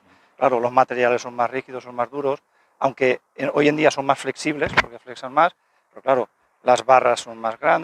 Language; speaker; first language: Spanish; native; Spanish